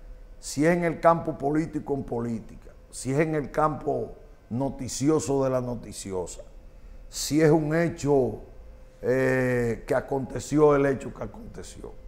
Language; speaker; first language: Spanish; native; Spanish